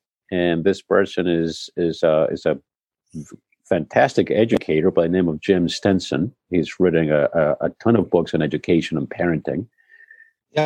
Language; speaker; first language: English; non-native, fluent; Spanish